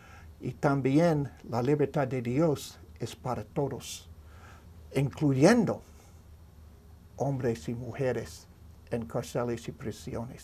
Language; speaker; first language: Spanish; non-native, learner; English